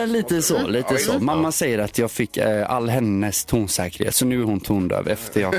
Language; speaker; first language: Swedish; native; Swedish